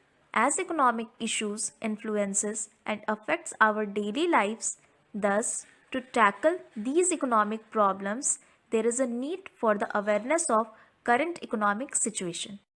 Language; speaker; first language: English; non-native, local second language; Hindi